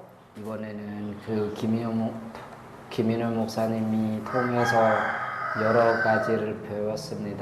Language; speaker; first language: Korean; non-native, learner; Lao